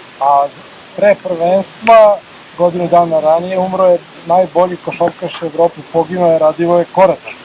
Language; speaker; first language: Serbian; native; Serbian